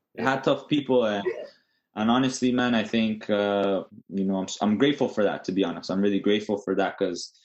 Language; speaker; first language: English; native; English